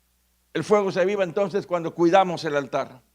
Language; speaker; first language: Spanish; native; Spanish